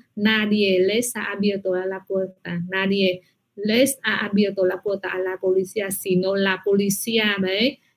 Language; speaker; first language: Spanish; non-native, fluent; Vietnamese